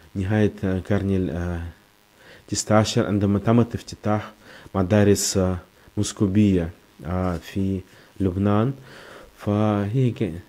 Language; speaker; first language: Arabic; non-native, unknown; Russian